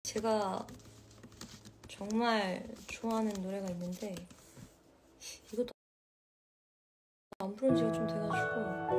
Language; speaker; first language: Korean; early bilingual, heritage; Korean